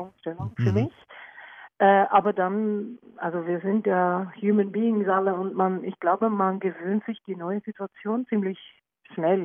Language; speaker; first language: German; non-native, learner; Norwegian